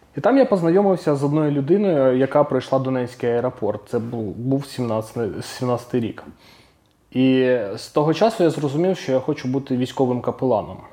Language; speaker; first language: Ukrainian; non-native, local second language; Russian